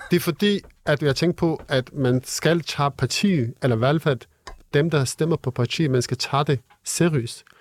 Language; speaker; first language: Danish; non-native, fluent; Kurdish